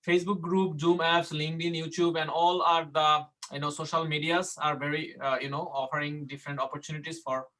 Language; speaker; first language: English; non-native, local second language; Bangla